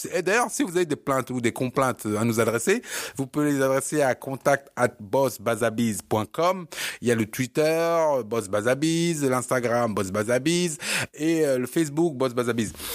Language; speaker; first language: French; early bilingual, other home language; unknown